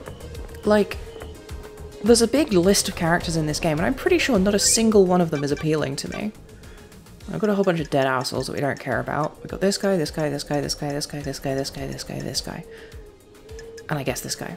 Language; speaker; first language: English; native; English